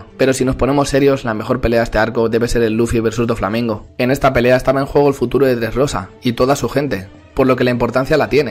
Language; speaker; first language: Spanish; native; Spanish